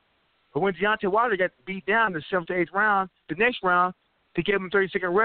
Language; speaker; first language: English; native; English